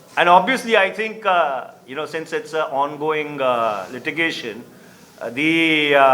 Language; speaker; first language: English; non-native, local second language; Hindi